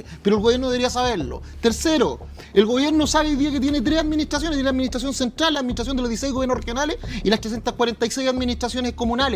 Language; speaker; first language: Spanish; native; Spanish